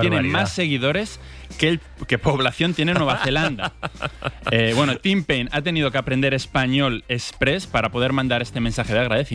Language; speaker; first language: Spanish; native; Spanish